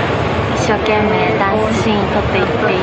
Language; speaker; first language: Japanese; non-native, learner; Korean